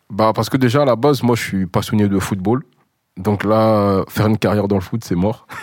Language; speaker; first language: French; early bilingual, other home language; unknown